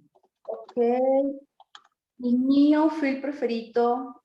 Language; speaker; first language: Italian; non-native, learner; Spanish